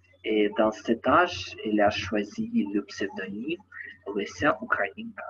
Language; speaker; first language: French; non-native, learner; Ukrainian